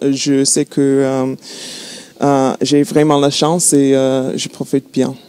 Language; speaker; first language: French; non-native, fluent; English